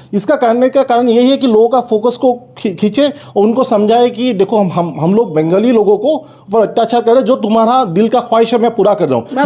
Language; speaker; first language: Hindi; non-native, local second language; Bangla